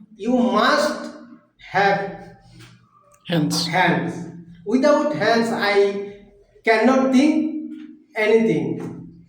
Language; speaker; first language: English; non-native, learner; Bangla